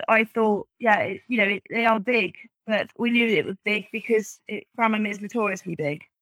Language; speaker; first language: English; native; English